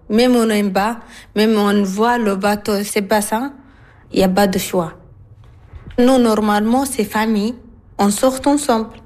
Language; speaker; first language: French; non-native, learner; Arabic